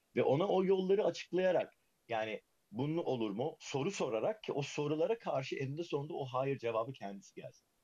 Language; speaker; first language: Turkish; early bilingual, heritage; Turkish